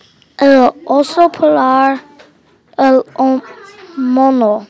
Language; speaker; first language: Spanish; non-native, learner; English